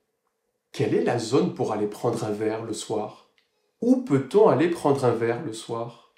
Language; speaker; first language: French; native; French